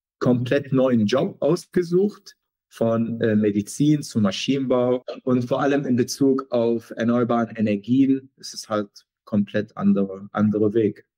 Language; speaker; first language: German; non-native, fluent; Arabic